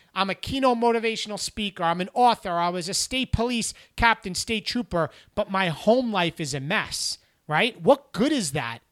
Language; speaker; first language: English; native; English